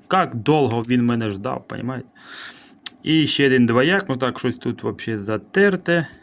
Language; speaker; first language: Ukrainian; native; Ukrainian